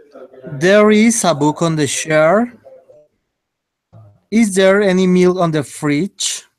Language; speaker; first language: English; non-native, learner; Spanish